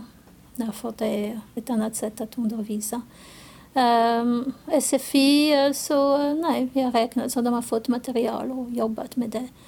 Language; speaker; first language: Swedish; non-native, fluent; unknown